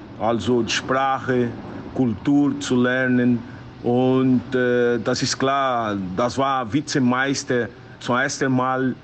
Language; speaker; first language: German; non-native, learner; Portuguese